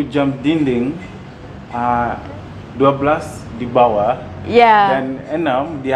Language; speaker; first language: Indonesian; non-native, fluent; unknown